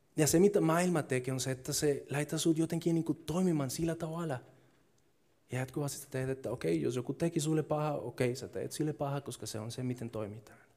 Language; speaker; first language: Finnish; non-native, fluent; Spanish